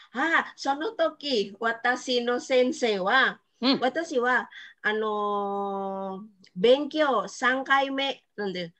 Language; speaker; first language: Japanese; non-native, fluent; Indonesian